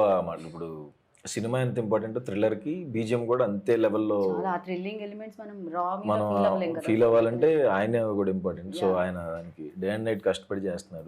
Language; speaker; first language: Telugu; native; Telugu